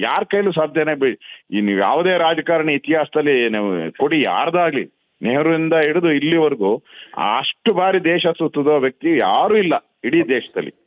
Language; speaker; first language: Kannada; native; Kannada